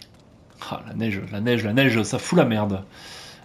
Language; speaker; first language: French; native; French